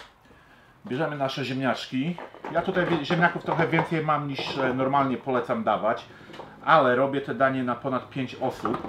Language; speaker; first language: Polish; early bilingual, heritage; Polish